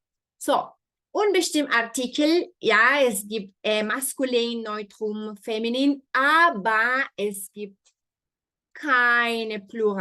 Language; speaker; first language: German; non-native, fluent; Spanish